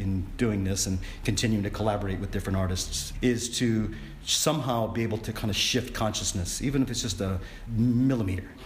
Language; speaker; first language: English; native; English